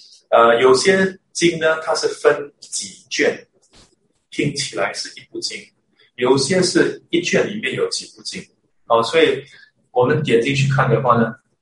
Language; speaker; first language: Chinese; early bilingual, other home language; English